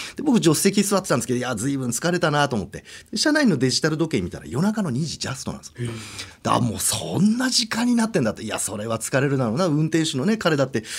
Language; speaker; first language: Japanese; native; Japanese